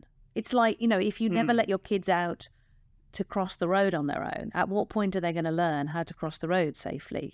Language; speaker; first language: English; native; English